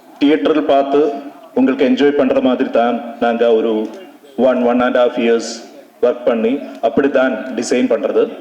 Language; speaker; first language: Tamil; non-native, learner; Malayalam